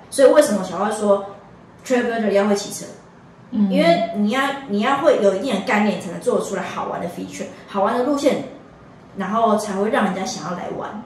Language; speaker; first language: Chinese; native; Chinese